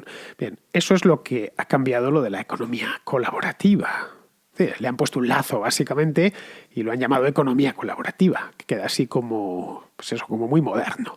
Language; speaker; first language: Spanish; native; Spanish